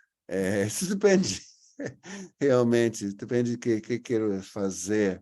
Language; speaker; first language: Portuguese; non-native, fluent; English